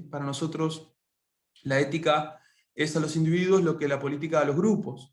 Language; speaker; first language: Spanish; native; Spanish